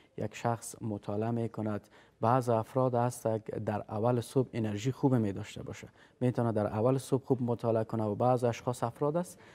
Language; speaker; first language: Persian; native; Persian